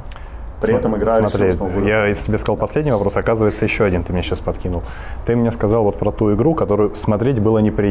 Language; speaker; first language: Russian; native; Russian